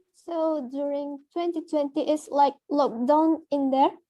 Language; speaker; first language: English; non-native, learner; Indonesian